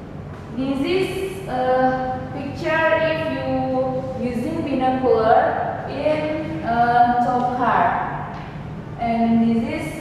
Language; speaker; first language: English; non-native, learner; Indonesian